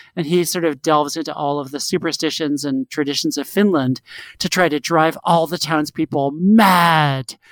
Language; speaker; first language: English; native; English